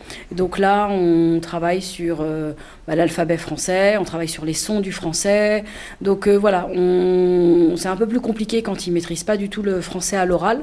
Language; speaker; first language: French; native; French